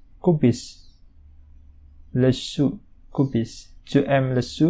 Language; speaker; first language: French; non-native, fluent; Indonesian